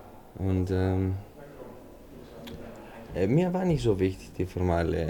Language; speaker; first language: German; non-native, fluent; Greek